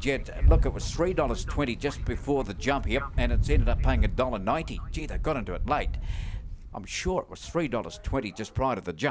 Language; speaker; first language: English; native; English